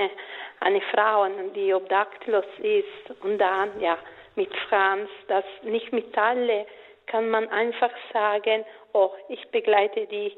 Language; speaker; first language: German; non-native, fluent; Italian